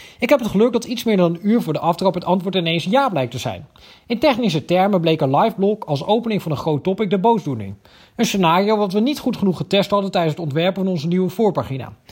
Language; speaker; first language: Dutch; native; Dutch